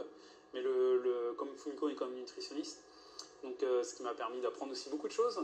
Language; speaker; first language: French; native; French